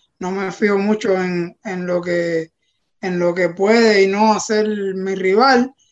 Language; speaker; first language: Spanish; native; Spanish